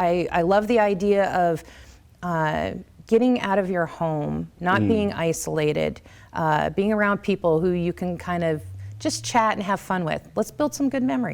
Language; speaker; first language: English; native; English